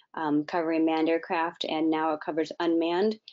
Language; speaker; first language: English; native; English